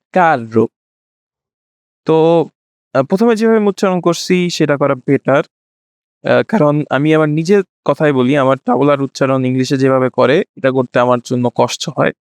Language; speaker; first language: Bangla; native; Bangla